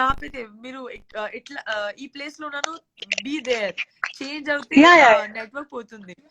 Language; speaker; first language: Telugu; non-native, learner; Gujarati